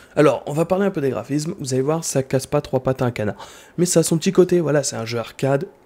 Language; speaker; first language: French; native; French